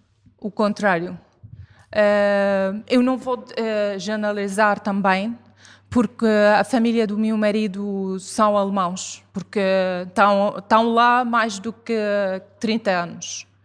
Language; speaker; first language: Portuguese; non-native, fluent; Arabic